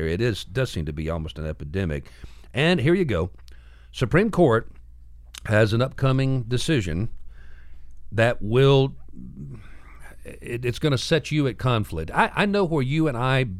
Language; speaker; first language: English; native; English